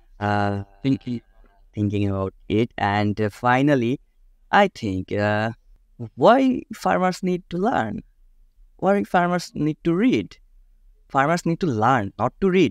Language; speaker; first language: English; non-native, local second language; Bangla